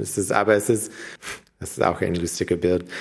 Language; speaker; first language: German; non-native, learner; English